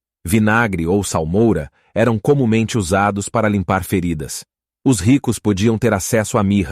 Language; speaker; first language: Portuguese; native; Portuguese